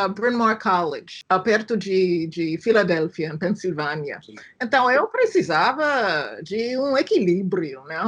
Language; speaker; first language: Portuguese; non-native, fluent; English